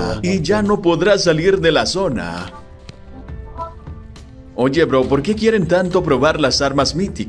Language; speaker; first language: Spanish; native; Spanish